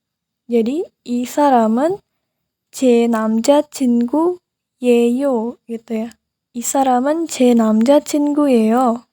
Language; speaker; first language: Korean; non-native, fluent; Indonesian